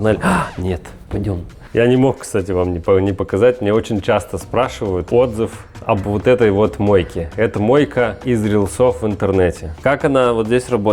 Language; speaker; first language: Russian; native; Russian